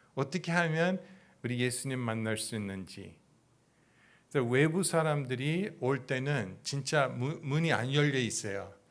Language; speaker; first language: Korean; non-native, fluent; English